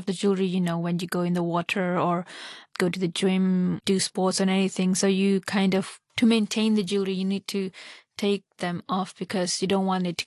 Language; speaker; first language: English; non-native, local second language; Urdu